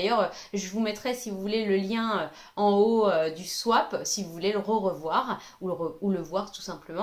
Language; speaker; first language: French; native; French